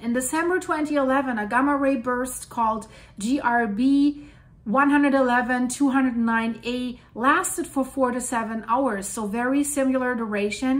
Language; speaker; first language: English; non-native, fluent; German